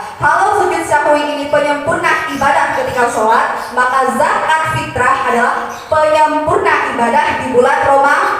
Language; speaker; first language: Indonesian; non-native, local second language; Madurese